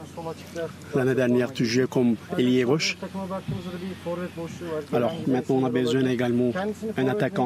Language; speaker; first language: French; non-native, fluent; Turkish